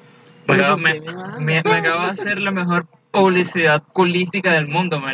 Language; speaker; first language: Spanish; native; Spanish